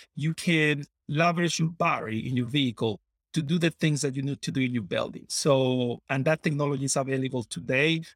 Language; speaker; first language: English; non-native, fluent; Spanish